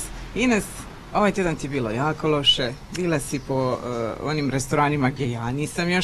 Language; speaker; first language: Croatian; native; Croatian